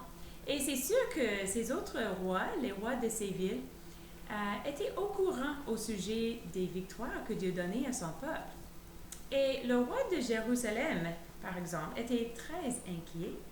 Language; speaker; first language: French; native; French